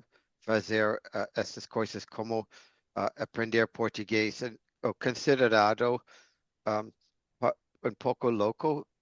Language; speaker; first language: Portuguese; non-native, fluent; English